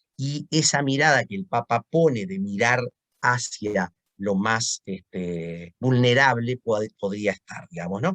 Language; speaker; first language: Spanish; native; Spanish